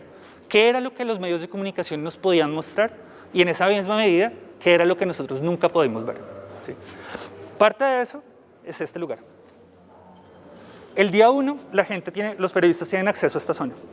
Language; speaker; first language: Spanish; native; Spanish